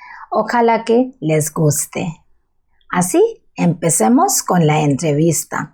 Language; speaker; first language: Spanish; non-native, learner; Bangla